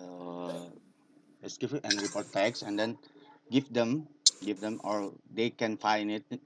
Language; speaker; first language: English; non-native, learner; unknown